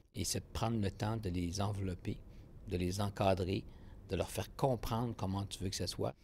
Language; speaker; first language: French; native; French